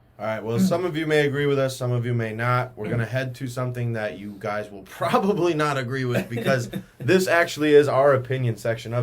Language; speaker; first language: English; native; English